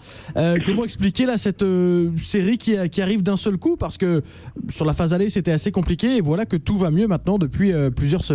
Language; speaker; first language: French; native; French